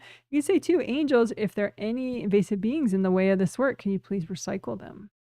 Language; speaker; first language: English; native; English